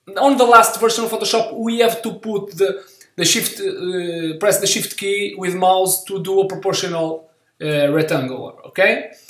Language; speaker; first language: English; non-native, learner; Portuguese